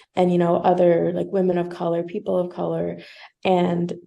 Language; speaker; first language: English; native; English